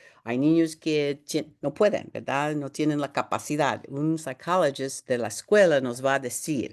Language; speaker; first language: Spanish; early bilingual, heritage; Spanish